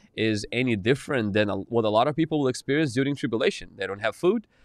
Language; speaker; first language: English; non-native, fluent; Ukrainian